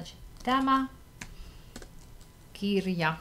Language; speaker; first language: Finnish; non-native, fluent; Russian